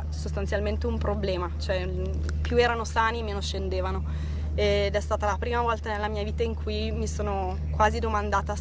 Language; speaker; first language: Italian; native; Italian